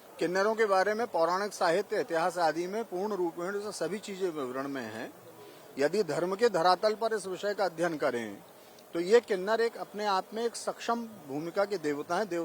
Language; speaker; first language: Hindi; native; Hindi